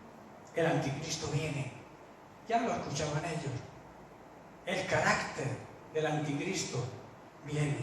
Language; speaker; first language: Spanish; native; Spanish